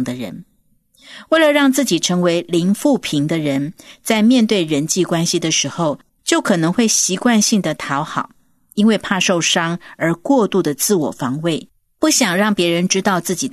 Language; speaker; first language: Chinese; native; Chinese